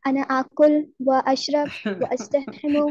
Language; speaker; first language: Arabic; non-native, learner; Urdu